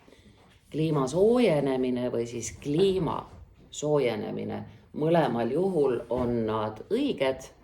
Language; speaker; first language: Estonian; native; Estonian